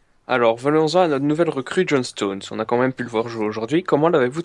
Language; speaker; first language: French; native; French